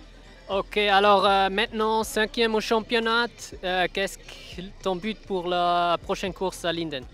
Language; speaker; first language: French; non-native, local second language; German